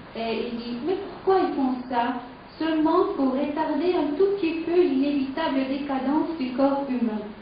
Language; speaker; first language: French; non-native, fluent; Catalan